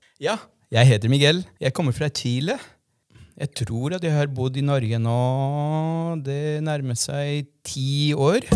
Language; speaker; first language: Norwegian; non-native, fluent; Spanish